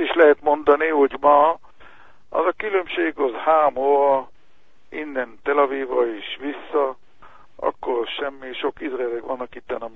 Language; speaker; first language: Hungarian; non-native, learner; Hebrew